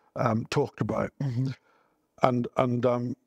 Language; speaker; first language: English; native; English